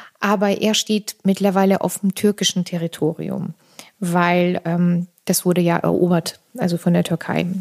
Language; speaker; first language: German; non-native, fluent; Armenian